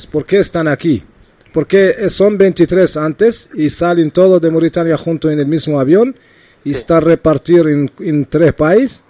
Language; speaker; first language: Spanish; non-native, learner; Arabic